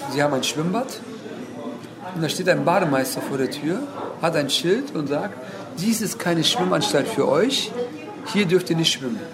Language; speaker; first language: German; early bilingual, other home language; Turkish